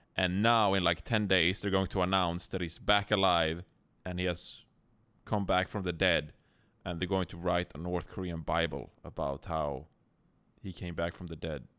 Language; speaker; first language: English; non-native, fluent; Swedish